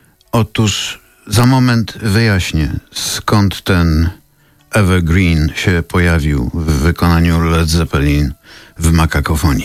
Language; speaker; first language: Polish; native; Polish